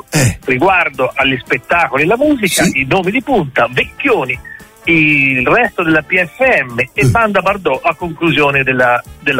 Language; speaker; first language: Italian; native; Italian